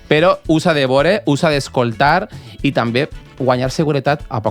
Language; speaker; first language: Catalan; native; Catalan